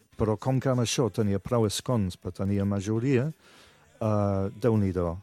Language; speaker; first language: Catalan; non-native, fluent; English